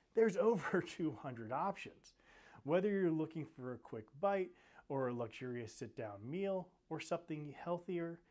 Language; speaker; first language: English; native; English